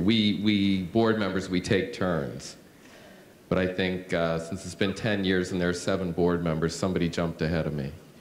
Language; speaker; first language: English; native; English